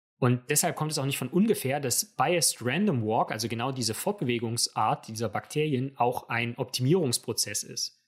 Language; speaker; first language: German; native; German